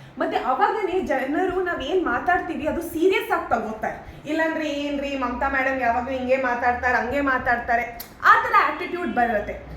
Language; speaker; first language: Kannada; non-native, learner; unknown